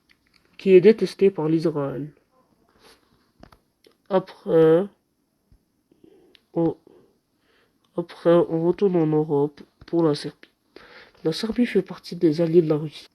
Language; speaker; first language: French; non-native, local second language; Arabic